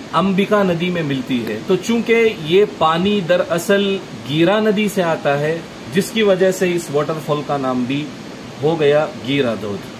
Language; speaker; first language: Hindi; non-native, local second language; Gujarati